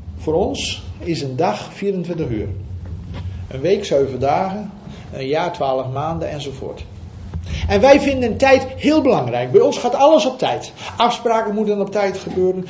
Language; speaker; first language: Dutch; native; Dutch